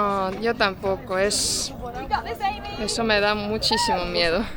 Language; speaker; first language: Spanish; non-native, fluent; Portuguese